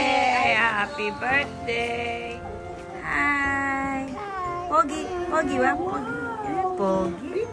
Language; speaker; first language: Filipino; native; Filipino